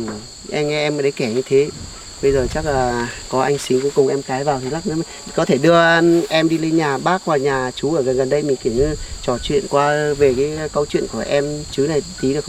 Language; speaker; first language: Vietnamese; native; Vietnamese